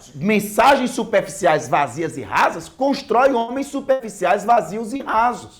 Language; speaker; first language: Portuguese; native; Portuguese